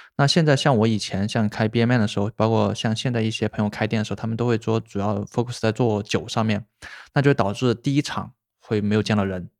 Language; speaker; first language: Chinese; native; Chinese